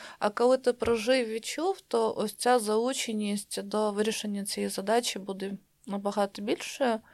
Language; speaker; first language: Ukrainian; non-native, local second language; Russian